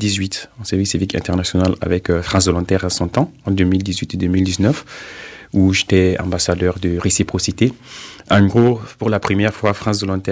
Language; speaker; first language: French; non-native, local second language; Mossi